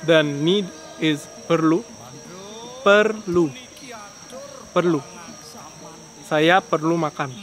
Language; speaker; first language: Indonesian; non-native, fluent; English